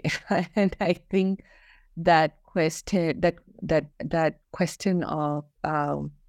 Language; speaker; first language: English; non-native, local second language; Malayalam